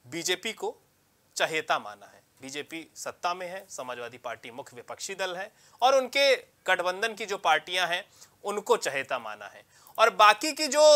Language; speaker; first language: Hindi; native; Hindi